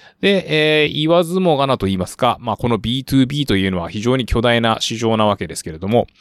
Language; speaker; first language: Japanese; native; Japanese